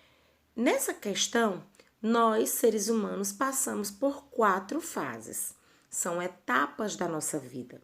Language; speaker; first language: Portuguese; native; Portuguese